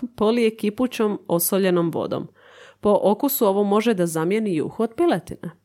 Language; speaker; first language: Croatian; native; Croatian